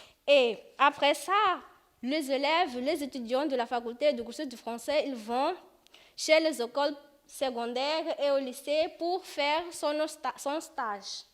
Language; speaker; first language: French; non-native, fluent; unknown